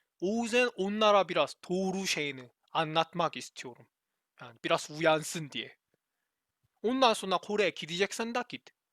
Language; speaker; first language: Turkish; non-native, learner; Korean